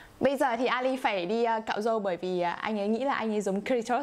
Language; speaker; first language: Vietnamese; non-native, learner; English